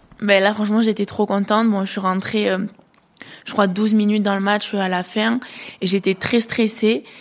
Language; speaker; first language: French; native; French